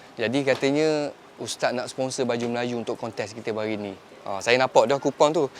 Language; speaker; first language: Malay; native; Malay